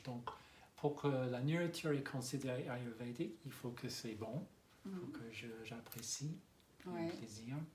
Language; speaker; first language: French; non-native, fluent; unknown